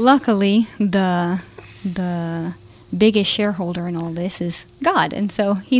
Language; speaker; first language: English; native; English